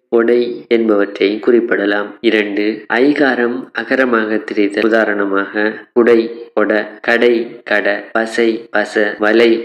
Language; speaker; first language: Tamil; native; Tamil